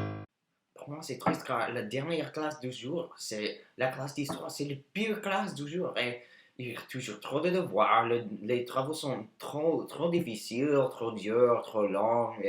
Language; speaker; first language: French; non-native, learner; English